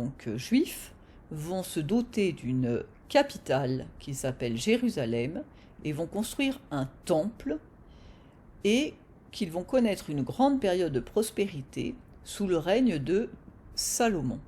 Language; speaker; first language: French; native; French